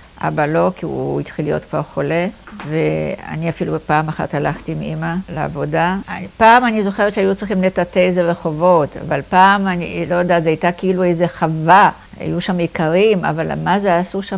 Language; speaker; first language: Hebrew; non-native, fluent; Polish